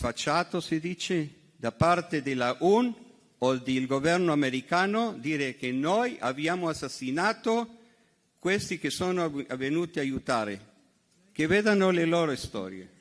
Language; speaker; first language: Italian; non-native, fluent; Hebrew